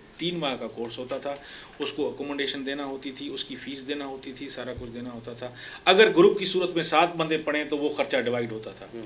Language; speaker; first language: Urdu; non-native, local second language; Sindhi